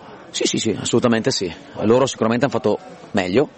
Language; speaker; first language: Italian; native; Italian